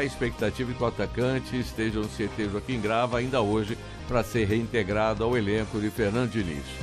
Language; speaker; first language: Portuguese; native; Portuguese